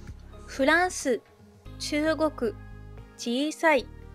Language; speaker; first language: Japanese; non-native, fluent; French